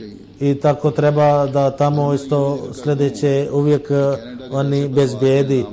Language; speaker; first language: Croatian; non-native, fluent; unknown